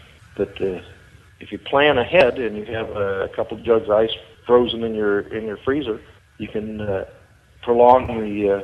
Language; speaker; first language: English; native; English